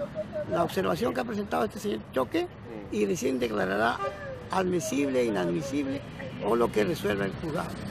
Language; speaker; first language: Spanish; native; Spanish